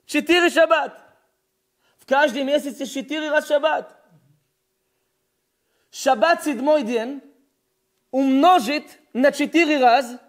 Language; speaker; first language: Russian; early bilingual, heritage; Russian